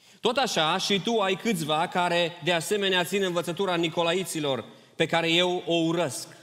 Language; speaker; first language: Romanian; early bilingual, heritage; Romanian